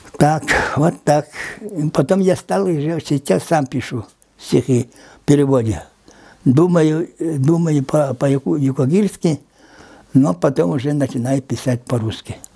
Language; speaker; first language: Russian; non-native, local second language; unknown